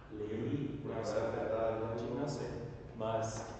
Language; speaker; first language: Portuguese; non-native, learner; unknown